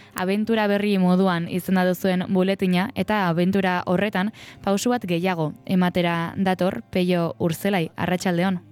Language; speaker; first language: Basque; native; Basque